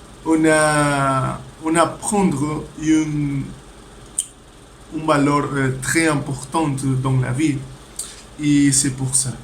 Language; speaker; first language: French; non-native, learner; Spanish